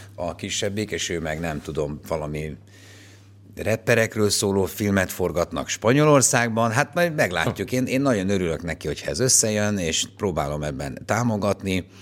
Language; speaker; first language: Hungarian; native; Hungarian